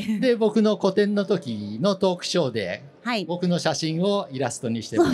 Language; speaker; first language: Japanese; native; Japanese